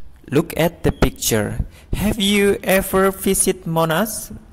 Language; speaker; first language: English; non-native, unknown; Indonesian